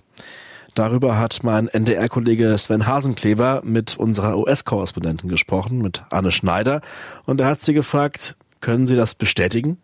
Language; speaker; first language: German; native; German